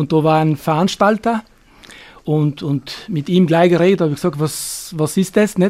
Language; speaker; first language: German; non-native, fluent; Albanian